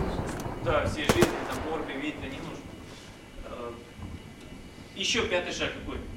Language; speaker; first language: Russian; native; Russian